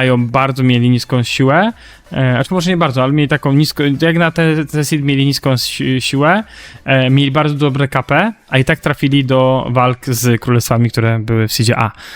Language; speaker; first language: Polish; native; Polish